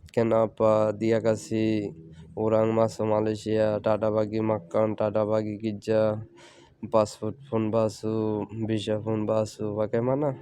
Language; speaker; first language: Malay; non-native, learner; Bangla